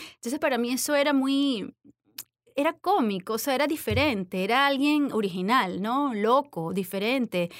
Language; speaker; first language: Spanish; native; Spanish